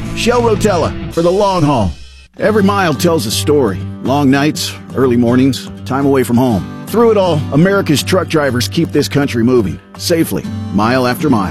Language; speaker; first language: English; native; English